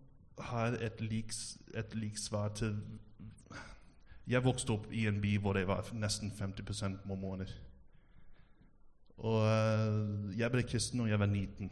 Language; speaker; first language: Norwegian; non-native, fluent; English